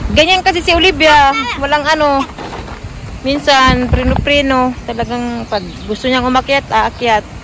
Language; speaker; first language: Filipino; native; Filipino